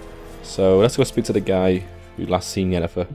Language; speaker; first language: English; native; English